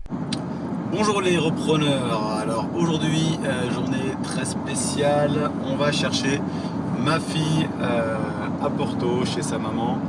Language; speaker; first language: French; early bilingual, other home language; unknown